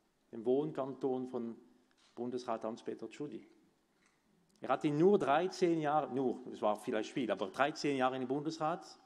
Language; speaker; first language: German; non-native, local second language; French